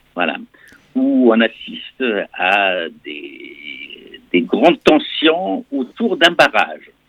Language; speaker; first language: French; non-native, fluent; German